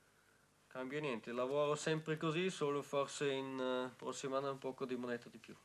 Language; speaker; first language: Italian; non-native, learner; German